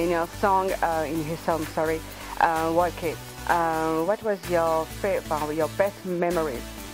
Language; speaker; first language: English; non-native, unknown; French